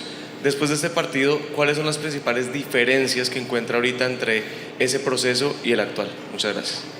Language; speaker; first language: Spanish; native; Spanish